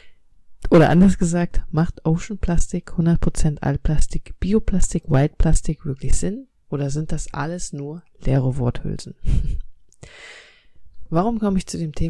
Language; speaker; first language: German; native; German